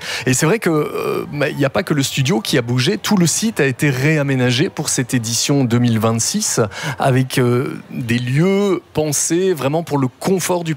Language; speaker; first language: French; native; French